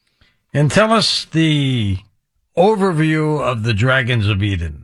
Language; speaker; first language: English; native; English